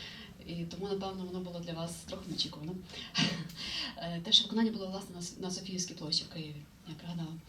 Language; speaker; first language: Ukrainian; native; Ukrainian